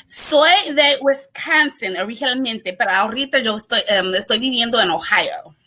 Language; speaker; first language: Spanish; non-native, learner; English